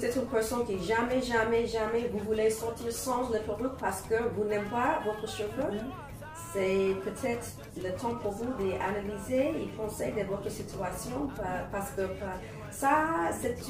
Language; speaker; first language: French; non-native, learner; English